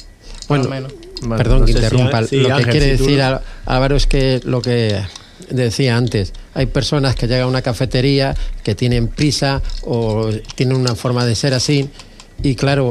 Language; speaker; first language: Spanish; native; Spanish